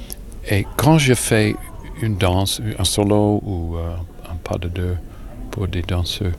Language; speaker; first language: French; non-native, learner; English